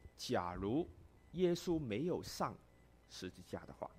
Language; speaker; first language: Chinese; non-native, local second language; Cantonese